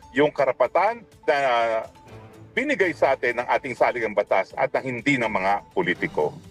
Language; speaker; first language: Filipino; native; Filipino